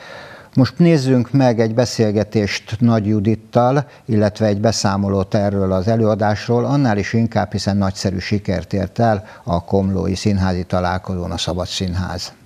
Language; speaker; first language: Hungarian; native; Hungarian